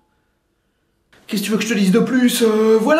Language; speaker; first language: French; native; French